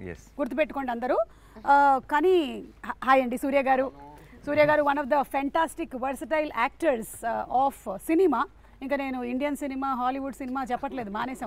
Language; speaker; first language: Telugu; native; Telugu